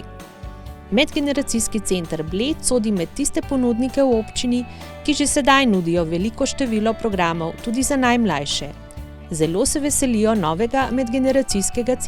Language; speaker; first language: Slovenian; native; Slovenian